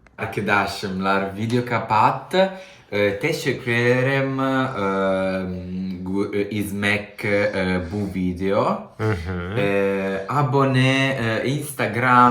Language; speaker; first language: Turkish; non-native, learner; Italian